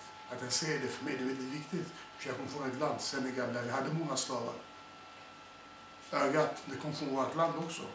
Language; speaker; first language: Swedish; non-native, fluent; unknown